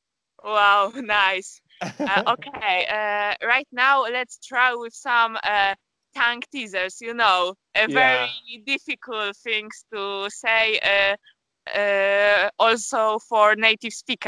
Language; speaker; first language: English; non-native, fluent; Polish